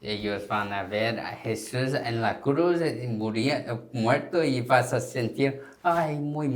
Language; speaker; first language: Spanish; non-native, learner; Korean